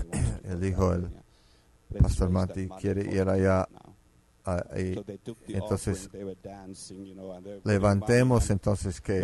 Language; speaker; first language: Spanish; non-native, fluent; Finnish